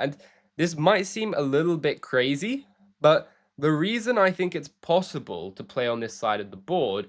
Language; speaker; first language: English; native; English